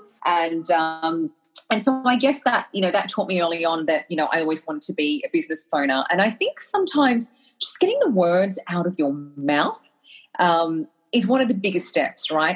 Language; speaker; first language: English; native; English